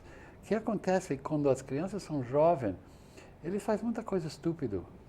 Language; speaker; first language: Portuguese; non-native, fluent; English